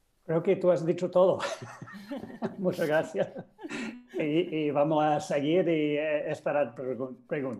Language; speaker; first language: Spanish; non-native, fluent; English